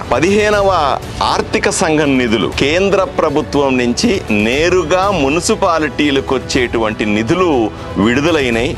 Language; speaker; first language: Telugu; native; Telugu